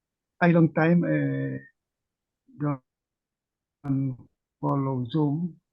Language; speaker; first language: English; non-native, learner; Indonesian